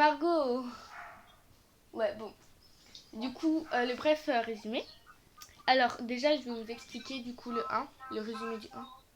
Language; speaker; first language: French; native; French